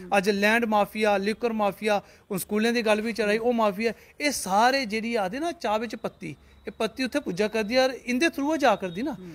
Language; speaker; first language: Punjabi; non-native, local second language; Dogri